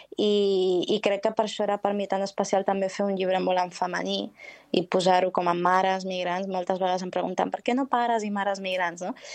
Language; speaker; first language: Catalan; early bilingual, heritage; Catalan